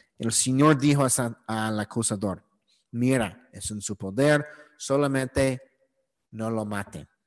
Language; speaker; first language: Spanish; non-native, learner; English